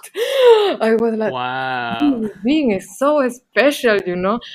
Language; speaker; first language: English; non-native, fluent; Spanish